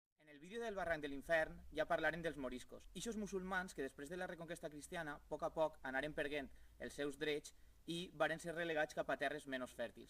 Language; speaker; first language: Catalan; native; Catalan